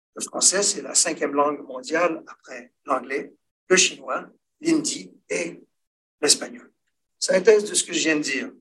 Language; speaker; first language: French; native; French